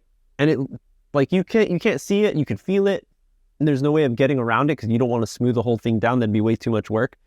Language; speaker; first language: English; native; English